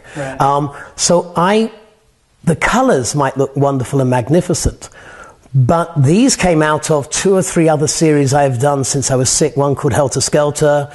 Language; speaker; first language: English; native; English